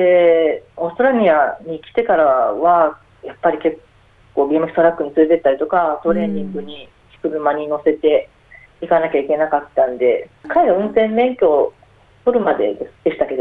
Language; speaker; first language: Japanese; native; Japanese